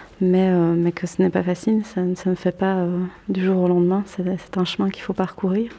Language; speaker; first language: French; native; French